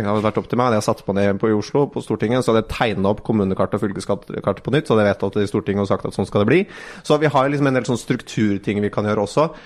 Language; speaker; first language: Norwegian; native; Norwegian